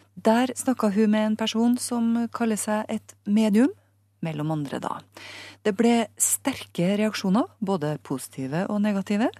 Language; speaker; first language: Norwegian; native; Norwegian